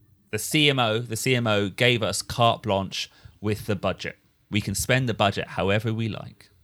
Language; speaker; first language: English; native; English